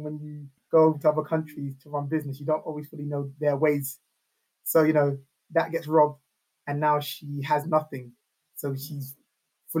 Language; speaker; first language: English; native; English